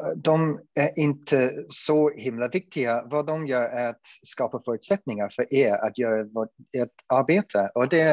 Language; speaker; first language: Swedish; non-native, fluent; English